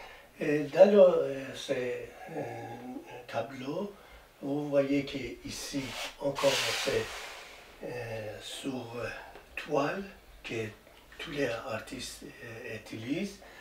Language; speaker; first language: French; non-native, learner; Persian